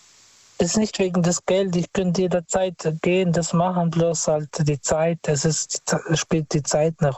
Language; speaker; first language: German; non-native, fluent; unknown